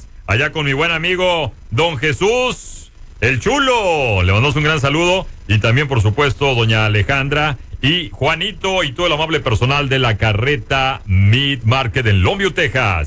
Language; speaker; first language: Spanish; native; Spanish